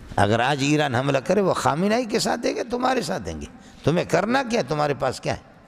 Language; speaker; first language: Urdu; non-native, local second language; Brahui